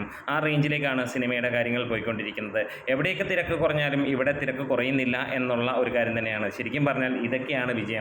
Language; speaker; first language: Malayalam; native; Malayalam